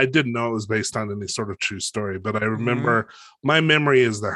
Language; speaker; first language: English; native; English